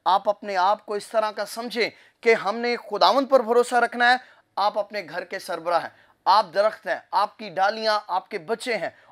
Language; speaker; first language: Urdu; non-native, local second language; Punjabi